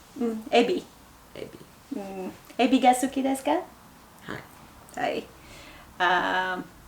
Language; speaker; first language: Japanese; non-native, learner; Bulgarian